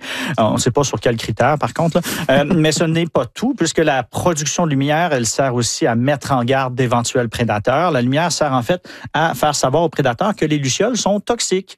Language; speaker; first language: French; native; French